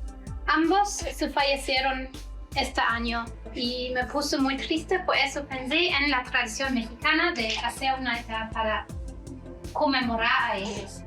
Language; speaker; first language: Spanish; non-native, fluent; German